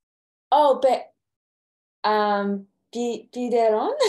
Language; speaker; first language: Spanish; non-native, learner; English